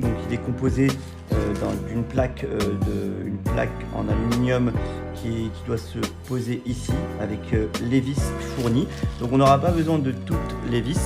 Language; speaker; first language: French; native; French